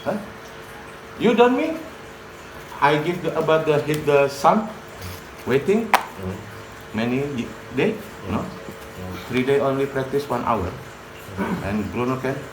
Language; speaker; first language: English; non-native, learner; Javanese